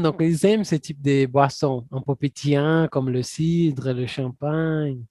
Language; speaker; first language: French; non-native, fluent; Portuguese